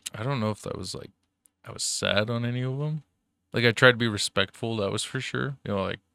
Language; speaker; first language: English; early bilingual, other home language; German